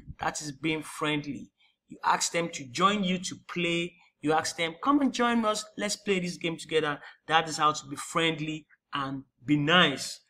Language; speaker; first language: English; non-native, local second language; Yoruba